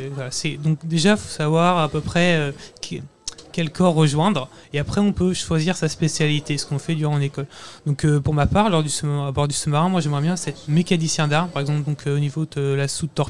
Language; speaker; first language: French; native; French